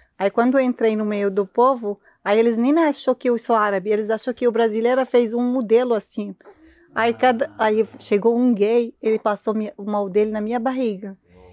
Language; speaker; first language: Portuguese; non-native, learner; Arabic